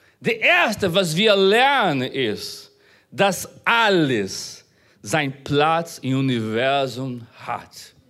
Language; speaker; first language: German; non-native, fluent; Portuguese